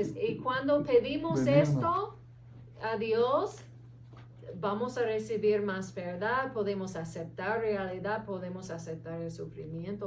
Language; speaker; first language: Spanish; non-native, fluent; English